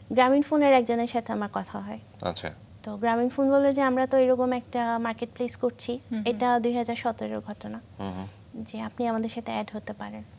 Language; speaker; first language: Bangla; native; Bangla